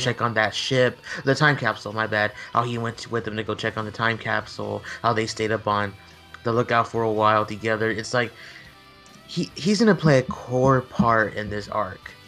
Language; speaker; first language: English; native; English